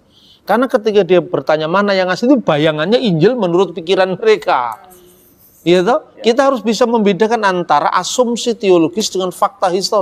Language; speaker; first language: Indonesian; native; Indonesian